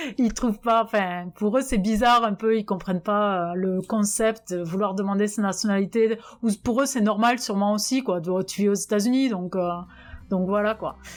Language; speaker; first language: French; native; French